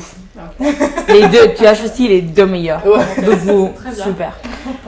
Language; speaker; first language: French; non-native, fluent; Spanish